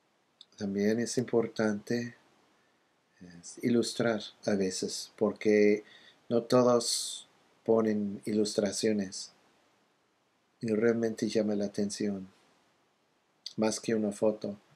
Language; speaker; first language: Spanish; non-native, fluent; English